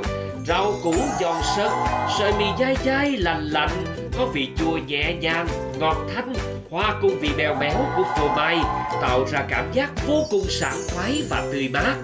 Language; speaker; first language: Vietnamese; native; Vietnamese